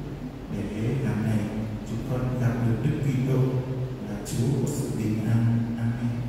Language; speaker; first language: Vietnamese; native; Vietnamese